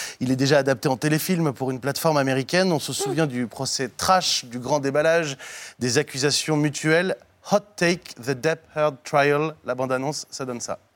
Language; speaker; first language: French; native; French